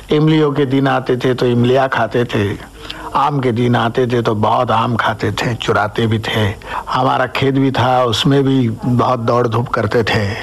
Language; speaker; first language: Hindi; non-native, local second language; Marathi